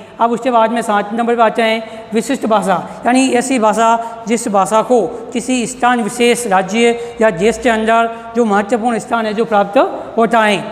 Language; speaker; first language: Hindi; native; Hindi